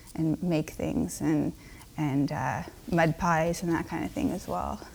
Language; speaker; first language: English; native; English